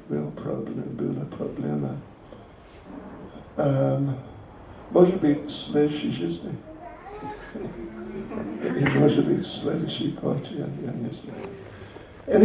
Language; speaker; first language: Russian; non-native, learner; English